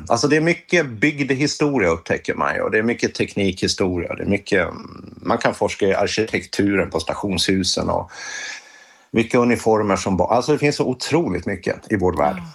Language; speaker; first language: Swedish; native; Swedish